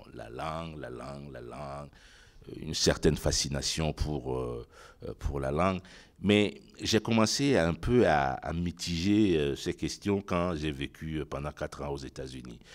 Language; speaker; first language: French; non-native, local second language; Ewe